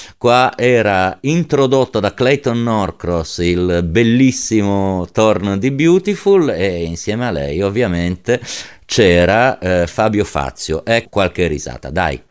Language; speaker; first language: Italian; native; Italian